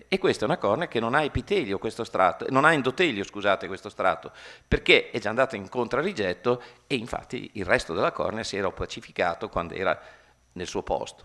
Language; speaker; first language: Italian; native; Italian